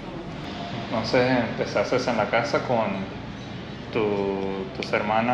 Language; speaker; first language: Spanish; non-native, learner; English